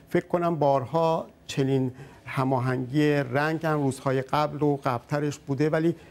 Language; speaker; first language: Persian; native; Persian